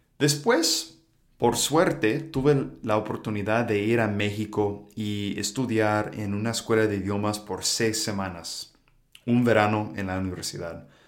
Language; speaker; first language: Spanish; non-native, fluent; English